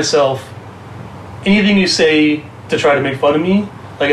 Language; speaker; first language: English; native; English